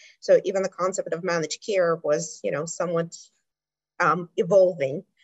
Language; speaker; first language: English; non-native, fluent; Russian